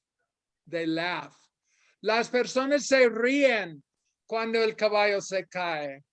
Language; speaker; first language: Spanish; non-native, fluent; English